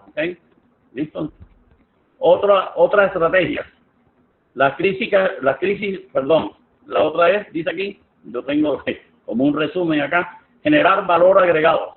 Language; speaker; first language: Spanish; native; Spanish